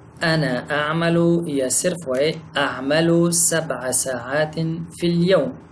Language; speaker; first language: Arabic; non-native, fluent; Pashto